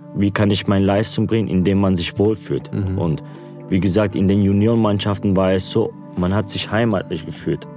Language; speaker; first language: German; non-native, local second language; Turkish